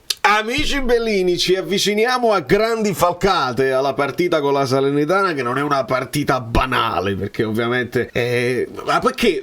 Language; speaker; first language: Italian; native; Italian